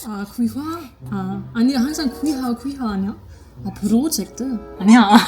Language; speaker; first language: Korean; non-native, fluent; German